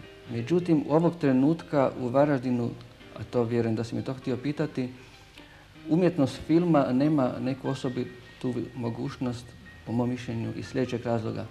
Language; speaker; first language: Croatian; native; Croatian